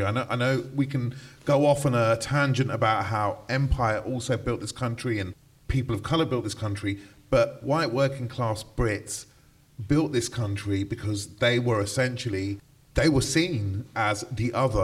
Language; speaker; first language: English; native; English